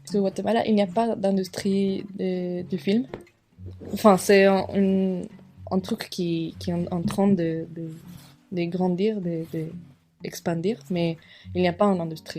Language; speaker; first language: French; non-native, fluent; Spanish